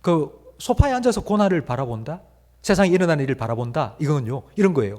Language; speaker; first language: Korean; native; Korean